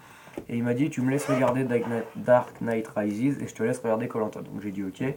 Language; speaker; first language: French; native; French